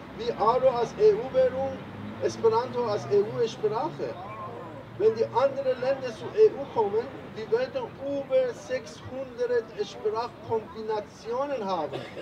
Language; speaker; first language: German; non-native, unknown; Persian